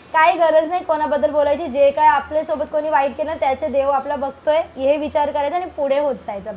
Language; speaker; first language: Marathi; non-native, fluent; Hindi